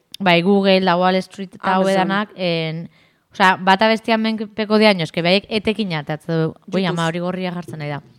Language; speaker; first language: Basque; native; Basque